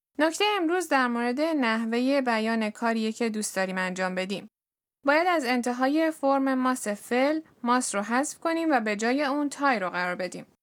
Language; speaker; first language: Persian; native; Persian